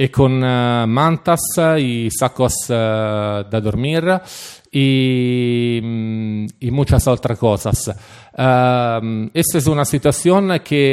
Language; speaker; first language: Spanish; non-native, fluent; Italian